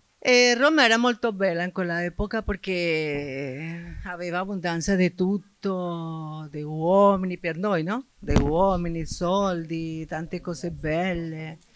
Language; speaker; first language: Italian; non-native, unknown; Spanish